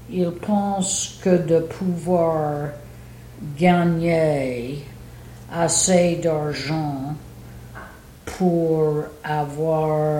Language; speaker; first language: French; non-native, fluent; English